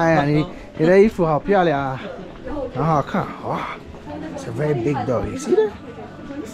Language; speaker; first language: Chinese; non-native, fluent; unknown